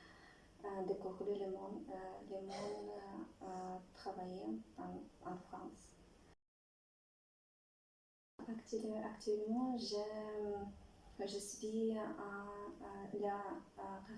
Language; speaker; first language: French; non-native, learner; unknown